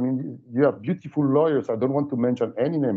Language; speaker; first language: English; non-native, fluent; French